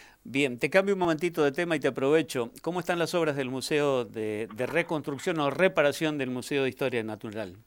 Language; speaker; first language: Spanish; native; Spanish